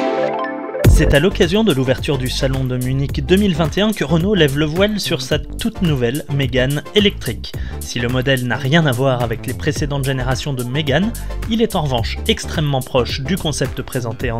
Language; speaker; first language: French; native; French